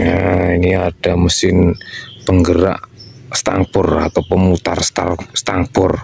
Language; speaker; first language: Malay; non-native, local second language; Javanese